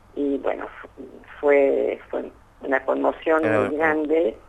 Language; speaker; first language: Spanish; early bilingual, other home language; French